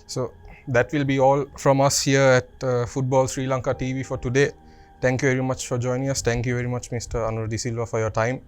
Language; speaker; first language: English; non-native, local second language; Sinhala